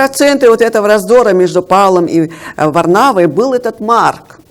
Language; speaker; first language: Russian; native; Russian